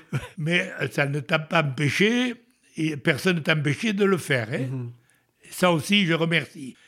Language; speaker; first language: French; native; French